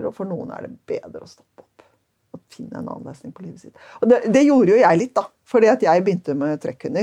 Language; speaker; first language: Norwegian; native; Norwegian